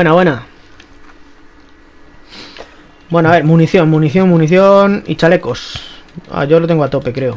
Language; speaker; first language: Spanish; native; Spanish